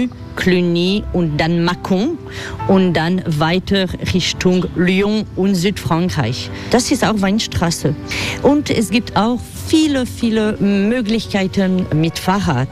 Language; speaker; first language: German; non-native, fluent; French